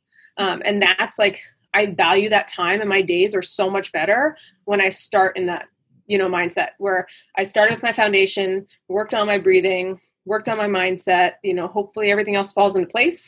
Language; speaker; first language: English; native; English